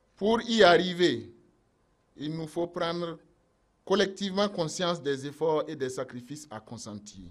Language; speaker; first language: French; non-native, local second language; Mossi